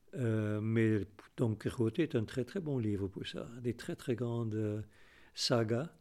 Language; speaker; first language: French; non-native, fluent; Afrikaans